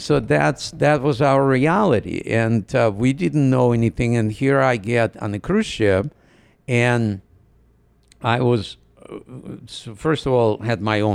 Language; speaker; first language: English; non-native, fluent; Ukrainian